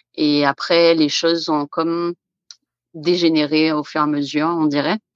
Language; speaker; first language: French; native; French